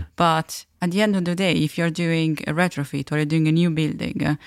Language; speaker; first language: English; non-native, fluent; Italian